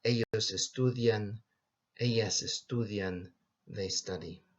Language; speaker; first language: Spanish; non-native, fluent; English